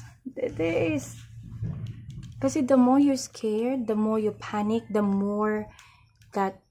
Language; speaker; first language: English; non-native, local second language; Filipino